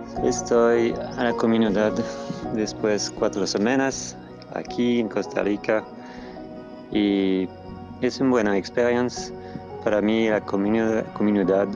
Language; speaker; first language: Spanish; non-native, learner; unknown